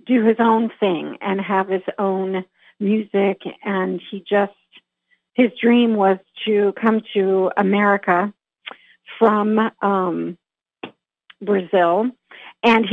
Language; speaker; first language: English; native; English